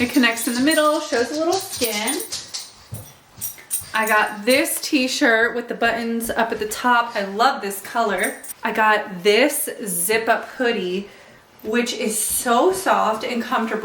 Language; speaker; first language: English; native; English